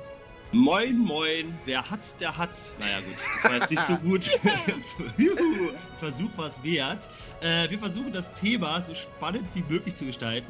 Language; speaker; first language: German; native; German